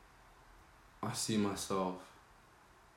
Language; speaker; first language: English; native; English